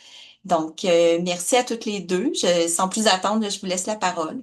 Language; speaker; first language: French; native; French